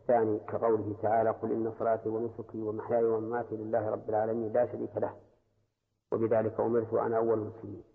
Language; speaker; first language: Arabic; native; Arabic